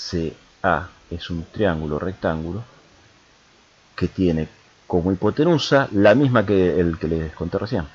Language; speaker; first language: Spanish; native; Spanish